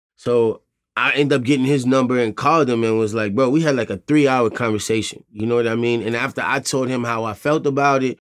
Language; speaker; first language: English; native; English